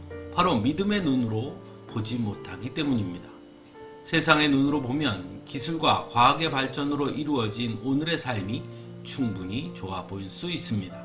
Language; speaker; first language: Korean; native; Korean